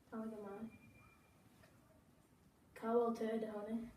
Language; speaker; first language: Irish; non-native, learner; English